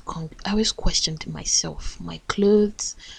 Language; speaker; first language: English; non-native, local second language; Yoruba